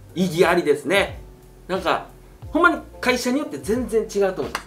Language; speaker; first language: Japanese; native; Japanese